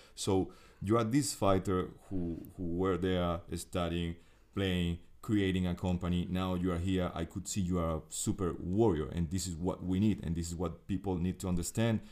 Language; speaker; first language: English; non-native, fluent; Spanish